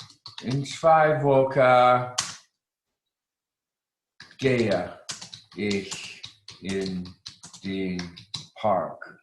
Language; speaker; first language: German; non-native, fluent; English